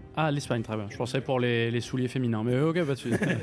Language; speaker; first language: French; native; French